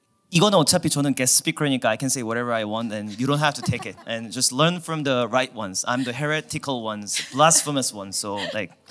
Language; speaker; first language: English; non-native, fluent; Korean